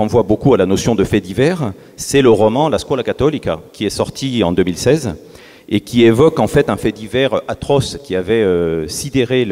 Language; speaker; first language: French; native; French